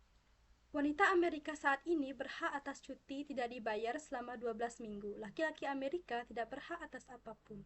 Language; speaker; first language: Indonesian; non-native, local second language; Balinese